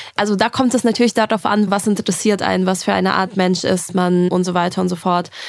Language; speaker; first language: German; early bilingual, other home language; Russian